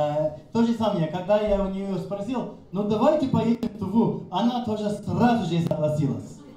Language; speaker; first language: Russian; non-native, fluent; English